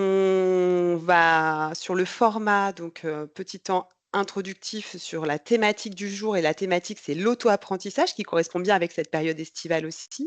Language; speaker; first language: French; native; French